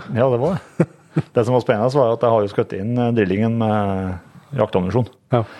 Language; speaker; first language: Norwegian; native; Norwegian